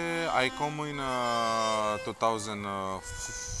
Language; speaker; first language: English; non-native, learner; Romanian